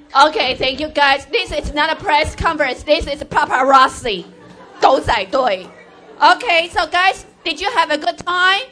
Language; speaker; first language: English; non-native, fluent; Chinese